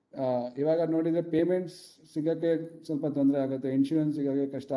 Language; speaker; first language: Kannada; non-native, local second language; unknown